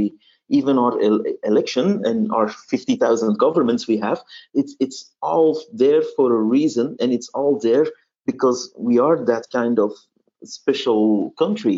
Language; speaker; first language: English; non-native, fluent; Dutch